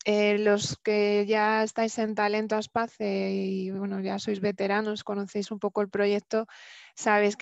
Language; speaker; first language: Spanish; native; Spanish